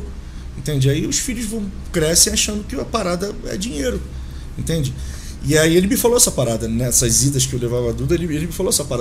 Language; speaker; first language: Portuguese; native; Portuguese